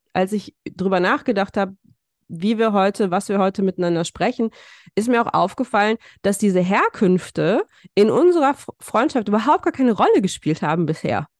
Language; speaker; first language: German; early bilingual, other home language; Russian